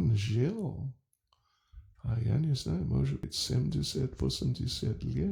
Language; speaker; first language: Russian; non-native, learner; English